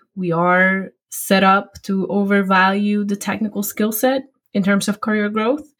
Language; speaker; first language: English; non-native, fluent; Polish